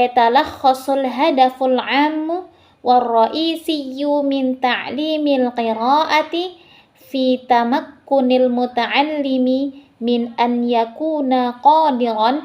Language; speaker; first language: Arabic; non-native, learner; Indonesian